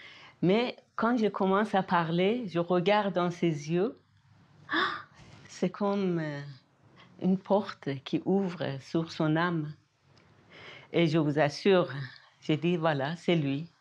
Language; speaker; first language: French; non-native, fluent; Persian